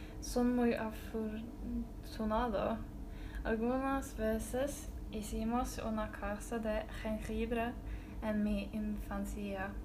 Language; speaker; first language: Spanish; non-native, learner; Norwegian